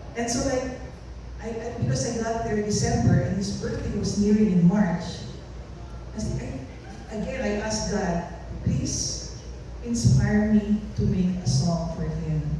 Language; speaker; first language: English; non-native, local second language; Filipino